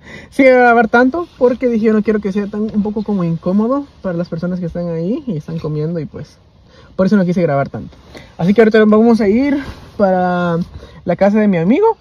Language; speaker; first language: Spanish; early bilingual, heritage; Spanish